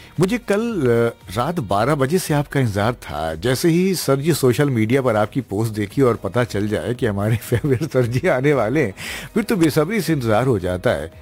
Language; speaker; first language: Hindi; native; Hindi